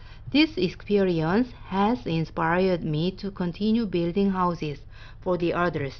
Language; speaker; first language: English; non-native, fluent; Korean